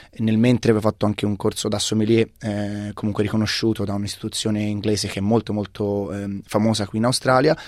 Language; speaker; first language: Italian; native; Italian